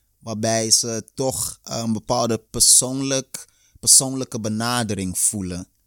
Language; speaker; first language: Dutch; early bilingual, other home language; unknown